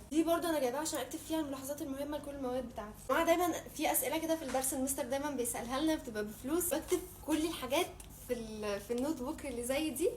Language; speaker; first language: Arabic; native; Arabic